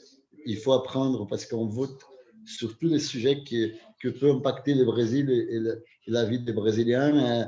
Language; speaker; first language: French; non-native, fluent; Portuguese